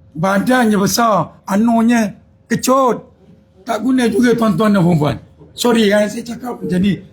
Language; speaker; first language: Malay; native; Malay